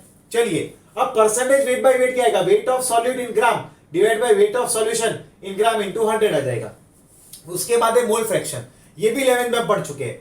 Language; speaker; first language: Hindi; non-native, local second language; Gujarati